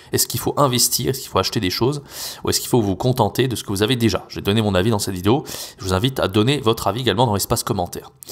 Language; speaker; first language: French; native; French